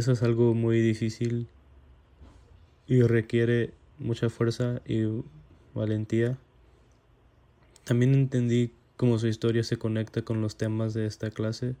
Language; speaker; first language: Spanish; early bilingual, heritage; Spanish